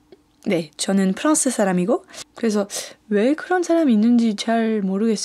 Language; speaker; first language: Korean; non-native, fluent; French